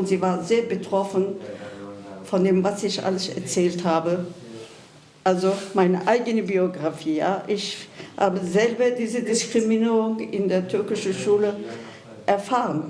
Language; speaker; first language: German; non-native, fluent; Kurdish